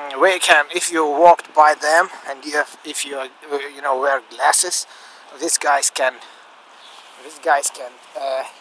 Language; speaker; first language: English; non-native, learner; Russian